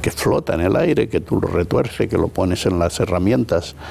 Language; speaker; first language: Spanish; native; Spanish